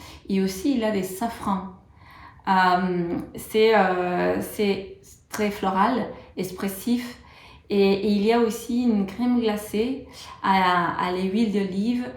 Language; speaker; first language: French; non-native, fluent; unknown